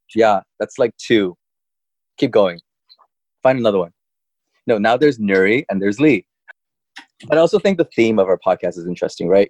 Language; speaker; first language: English; early bilingual, other home language; Chinese